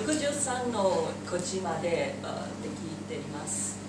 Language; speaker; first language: Japanese; non-native, learner; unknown